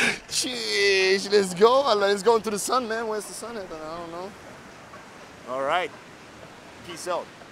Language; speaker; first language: English; non-native, learner; German